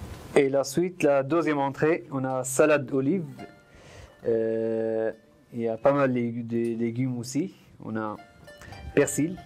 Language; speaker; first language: French; non-native, fluent; Arabic